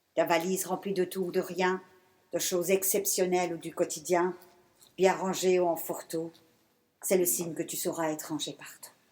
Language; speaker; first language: French; early bilingual, other home language; Persian